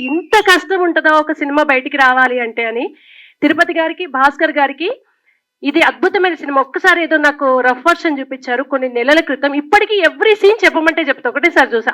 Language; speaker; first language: Telugu; native; Telugu